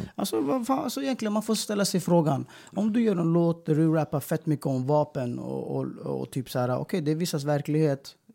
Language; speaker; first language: Swedish; early bilingual, other home language; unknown